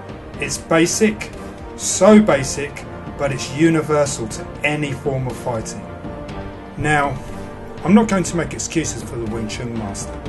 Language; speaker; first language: English; native; English